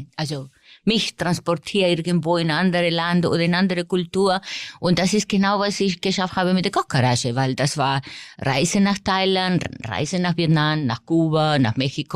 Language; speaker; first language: German; non-native, fluent; Spanish